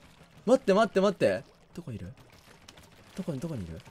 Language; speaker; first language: Japanese; native; Japanese